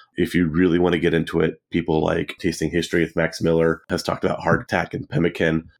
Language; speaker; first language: English; native; English